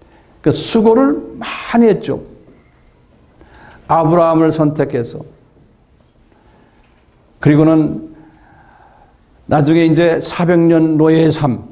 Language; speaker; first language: Korean; native; Korean